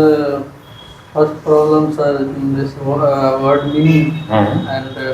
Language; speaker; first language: English; non-native, learner; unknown